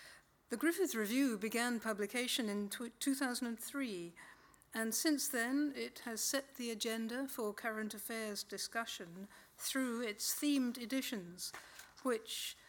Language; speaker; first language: English; native; English